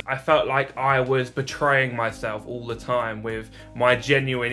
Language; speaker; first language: English; native; English